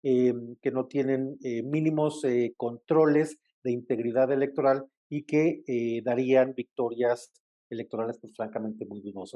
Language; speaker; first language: Spanish; native; Spanish